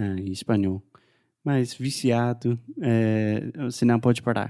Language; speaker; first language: Portuguese; non-native, fluent; English